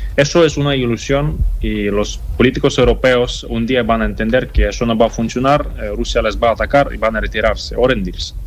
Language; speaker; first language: Spanish; non-native, fluent; Ukrainian